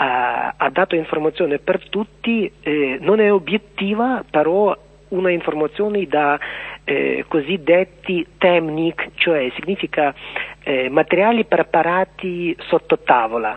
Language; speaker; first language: Italian; non-native, learner; Ukrainian